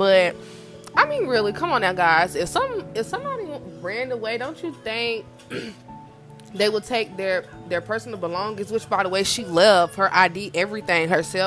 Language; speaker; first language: English; native; English